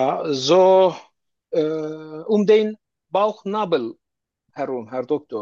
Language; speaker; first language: German; non-native, learner; Turkish